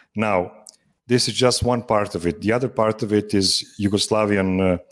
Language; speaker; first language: English; non-native, fluent; Serbian